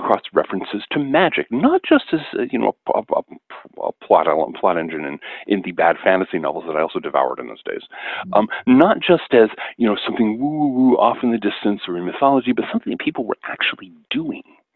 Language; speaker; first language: English; native; English